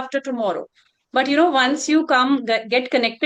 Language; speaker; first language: English; non-native, local second language; Hindi